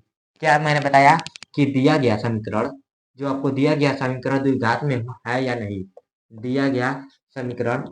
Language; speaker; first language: Hindi; native; Hindi